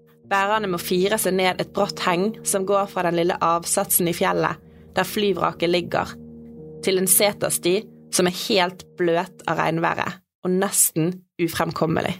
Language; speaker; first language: Norwegian; native; Norwegian